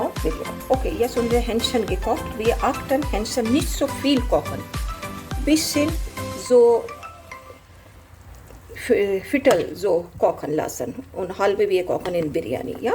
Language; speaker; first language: German; non-native, learner; Hindi